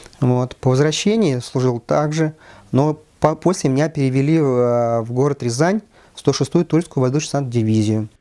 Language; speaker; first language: Russian; native; Russian